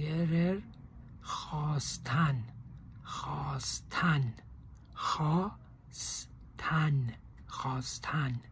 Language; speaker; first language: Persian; non-native, learner; Spanish